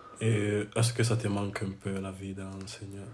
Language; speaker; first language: French; non-native, learner; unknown